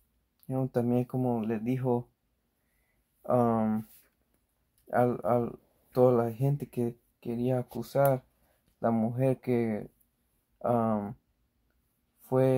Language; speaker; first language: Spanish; early bilingual, heritage; Spanish